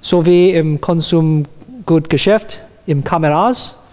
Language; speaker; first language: German; non-native, learner; Cantonese